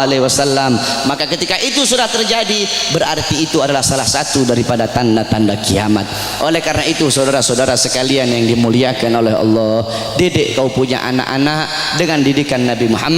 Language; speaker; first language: Indonesian; native; Indonesian